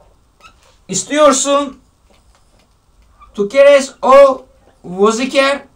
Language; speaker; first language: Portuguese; non-native, learner; Turkish